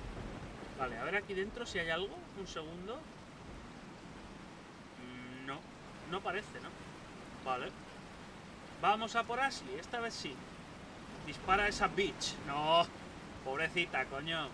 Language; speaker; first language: Spanish; native; Spanish